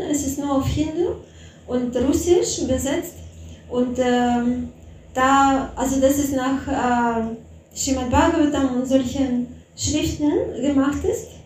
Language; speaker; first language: German; non-native, fluent; Russian